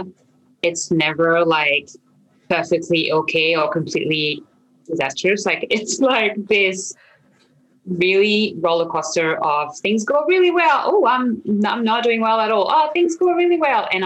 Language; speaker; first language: English; non-native, fluent; French